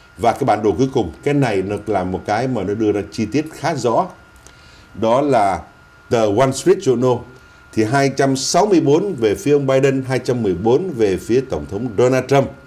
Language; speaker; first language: Vietnamese; native; Vietnamese